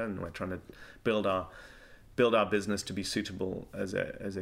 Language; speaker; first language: English; native; English